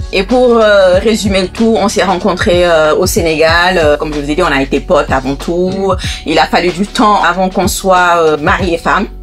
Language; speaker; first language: French; non-native, local second language; Wolof